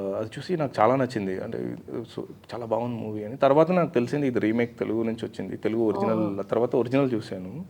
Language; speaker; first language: Telugu; non-native, local second language; Malayalam